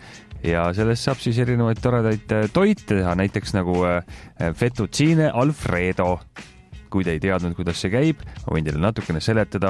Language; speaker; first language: Estonian; native; Estonian